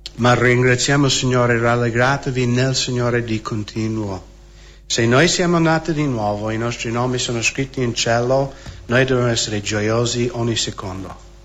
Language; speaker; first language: Italian; non-native, fluent; English